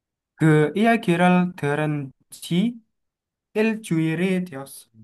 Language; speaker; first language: Korean; non-native, learner; Indonesian